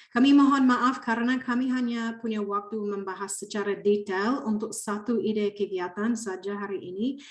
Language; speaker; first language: Indonesian; non-native, fluent; English